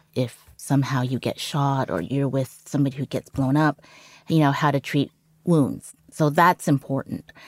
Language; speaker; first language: English; early bilingual, other home language; Cantonese